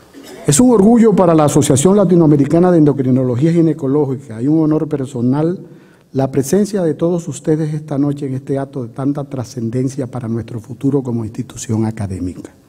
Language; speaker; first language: Spanish; native; Spanish